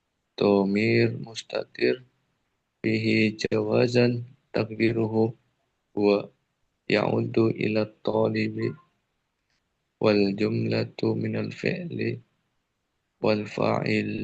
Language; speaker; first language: Arabic; non-native, learner; Indonesian